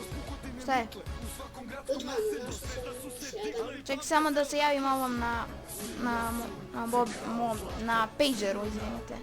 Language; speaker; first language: Croatian; native; Croatian